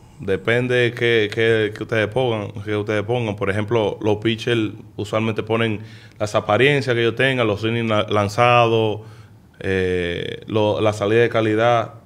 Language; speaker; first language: Spanish; early bilingual, heritage; Spanish